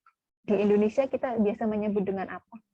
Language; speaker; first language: Indonesian; native; Indonesian